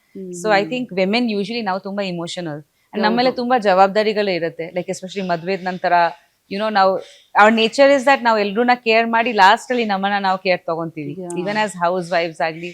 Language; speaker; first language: Kannada; non-native, local second language; Bangla